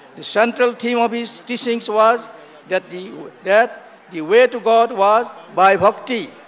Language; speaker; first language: English; non-native, local second language; Assamese